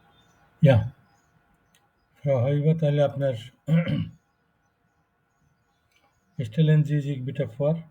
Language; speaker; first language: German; non-native, fluent; Bangla